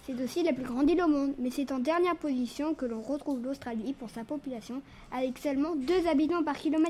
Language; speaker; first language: French; native; French